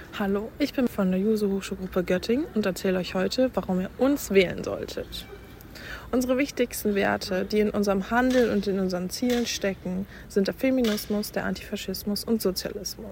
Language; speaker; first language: German; native; German